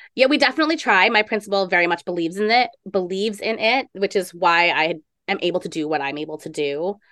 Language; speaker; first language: English; native; English